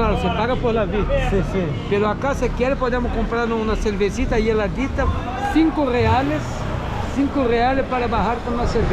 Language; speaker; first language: Spanish; non-native, fluent; Portuguese